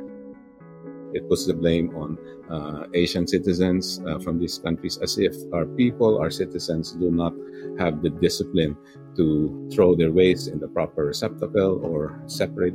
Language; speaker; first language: English; non-native, local second language; Filipino